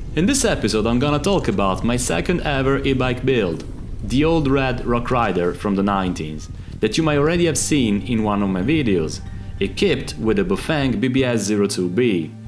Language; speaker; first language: English; non-native, fluent; Italian